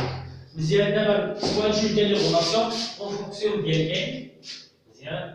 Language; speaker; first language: Arabic; native; Arabic